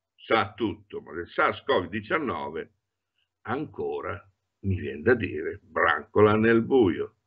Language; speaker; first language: Italian; native; Italian